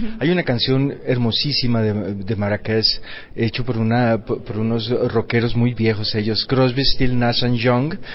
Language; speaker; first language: Spanish; native; Spanish